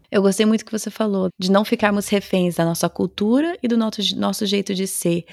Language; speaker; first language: Portuguese; native; Portuguese